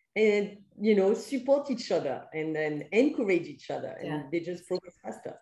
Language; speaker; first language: English; non-native, fluent; French